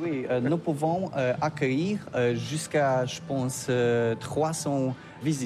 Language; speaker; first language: French; non-native, learner; Polish